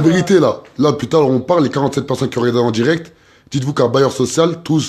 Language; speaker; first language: French; native; French